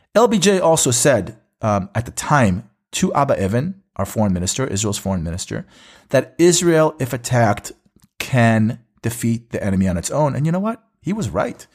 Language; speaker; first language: English; early bilingual, other home language; Hebrew